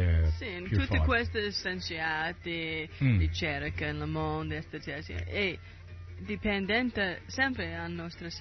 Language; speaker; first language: Italian; non-native, learner; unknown